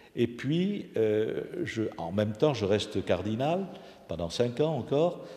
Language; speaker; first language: French; native; French